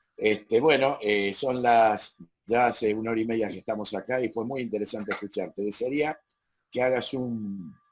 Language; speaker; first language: Spanish; native; Spanish